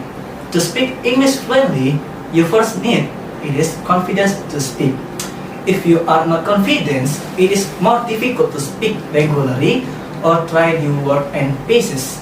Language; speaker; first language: English; non-native, learner; Indonesian